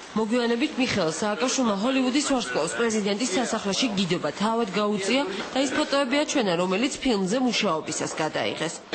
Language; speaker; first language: Georgian; native; Georgian